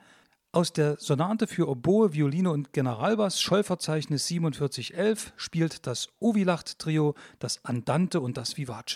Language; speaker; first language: German; native; German